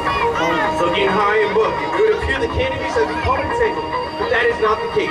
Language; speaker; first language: English; native; English